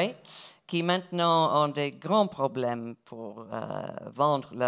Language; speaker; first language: French; non-native, fluent; English